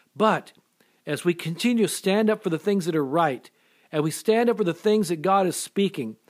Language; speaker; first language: English; native; English